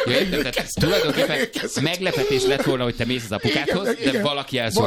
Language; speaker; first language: Hungarian; native; Hungarian